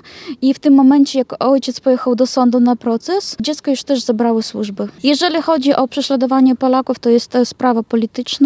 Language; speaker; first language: Polish; non-native, fluent; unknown